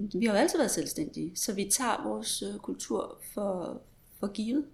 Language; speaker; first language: Danish; native; Danish